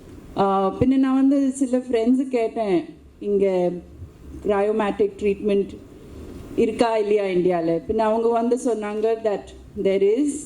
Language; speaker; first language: Tamil; non-native, local second language; Hindi